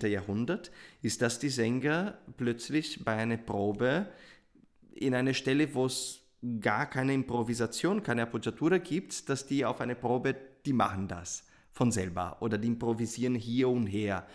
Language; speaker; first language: German; non-native, fluent; Portuguese